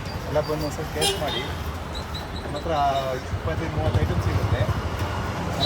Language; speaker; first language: Kannada; native; Kannada